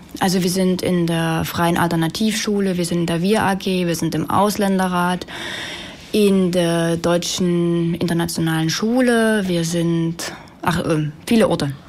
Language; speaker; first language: German; native; German